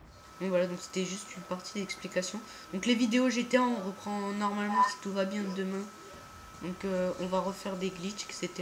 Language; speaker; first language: French; native; French